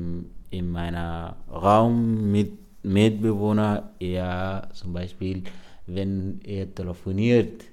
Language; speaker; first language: German; non-native, learner; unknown